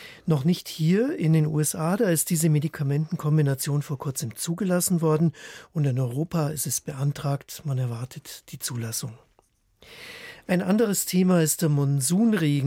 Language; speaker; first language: German; native; German